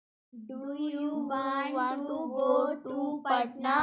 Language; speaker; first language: English; non-native, learner; Hindi